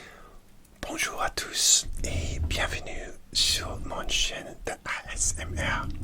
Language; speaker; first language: French; non-native, learner; English